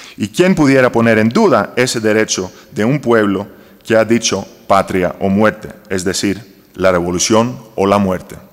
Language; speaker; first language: Spanish; non-native, fluent; Greek